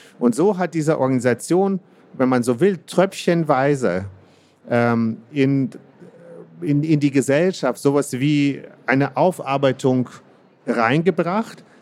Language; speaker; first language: German; early bilingual, other home language; Russian